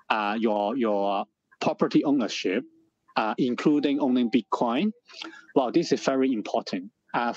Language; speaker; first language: English; non-native, local second language; Cantonese